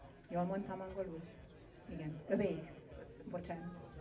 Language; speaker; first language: Hungarian; native; Hungarian